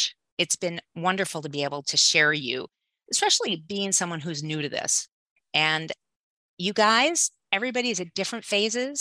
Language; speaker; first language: English; native; English